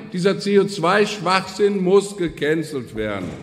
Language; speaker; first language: German; native; German